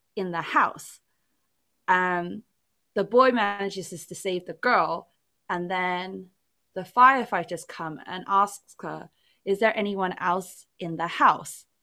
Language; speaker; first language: English; early bilingual, other home language; Cantonese